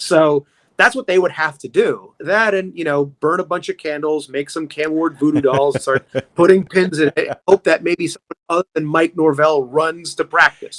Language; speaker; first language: English; native; English